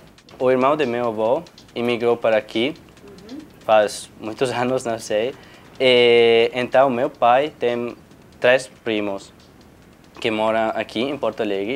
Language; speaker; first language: Portuguese; non-native, fluent; Italian